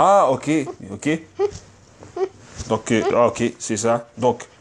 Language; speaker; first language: French; native; French